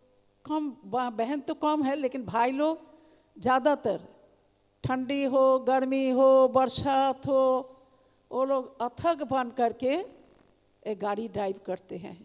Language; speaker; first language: Hindi; non-native, local second language; Bangla